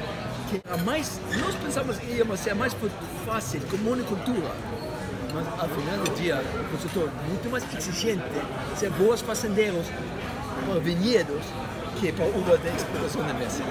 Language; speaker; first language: Portuguese; non-native, fluent; Spanish